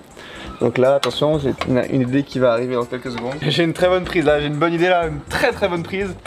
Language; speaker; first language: French; native; French